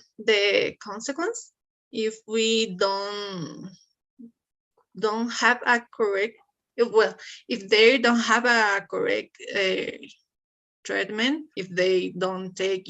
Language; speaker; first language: English; non-native, learner; Spanish